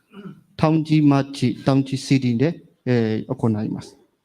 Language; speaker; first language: Japanese; non-native, learner; Burmese